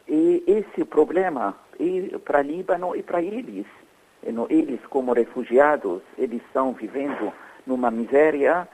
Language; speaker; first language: Portuguese; non-native, fluent; Arabic